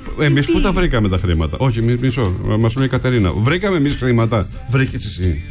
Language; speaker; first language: Greek; native; Greek